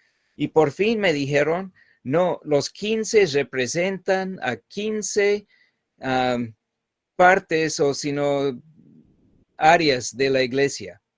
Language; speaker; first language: Spanish; non-native, fluent; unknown